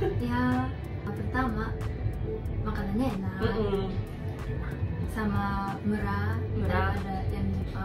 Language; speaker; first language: Indonesian; non-native, fluent; Japanese